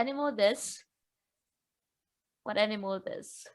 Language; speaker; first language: English; non-native, learner; Vietnamese